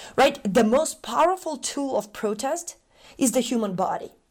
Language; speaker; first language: English; non-native, fluent; Macedonian